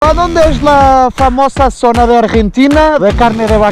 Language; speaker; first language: Spanish; non-native, learner; Portuguese